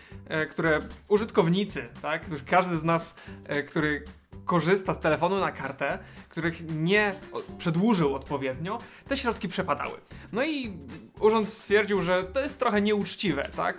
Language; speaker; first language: Polish; native; Polish